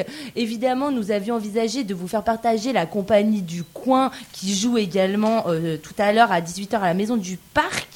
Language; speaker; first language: French; native; French